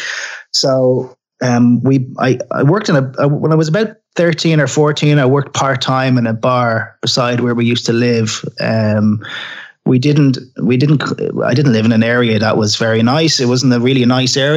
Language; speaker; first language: English; native; English